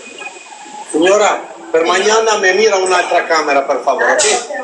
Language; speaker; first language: Italian; non-native, learner; Albanian